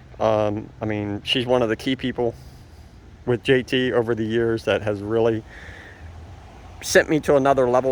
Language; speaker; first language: English; native; English